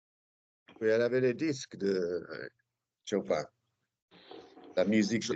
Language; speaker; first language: French; non-native, fluent; English